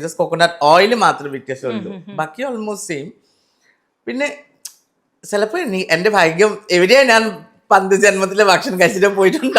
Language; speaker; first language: Malayalam; non-native, learner; Assamese